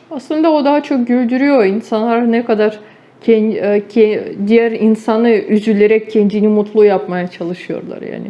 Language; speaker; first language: Turkish; non-native, fluent; Ukrainian